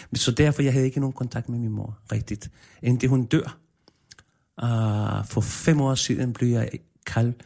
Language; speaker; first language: Danish; non-native, fluent; Spanish